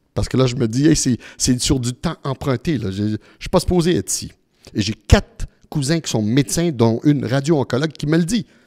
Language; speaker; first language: French; early bilingual, other home language; Italian